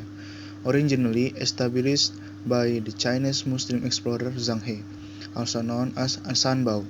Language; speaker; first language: English; non-native, learner; Indonesian